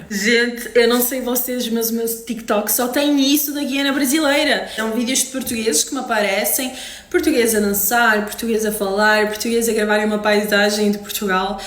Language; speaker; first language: Portuguese; native; Portuguese